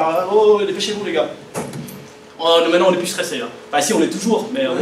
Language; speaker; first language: French; native; French